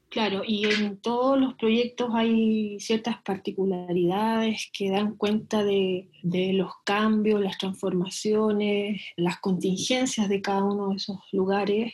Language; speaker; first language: Spanish; native; Spanish